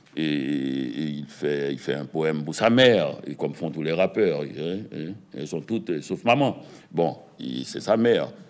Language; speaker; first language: French; native; French